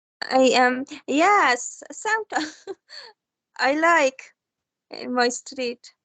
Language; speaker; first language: English; non-native, learner; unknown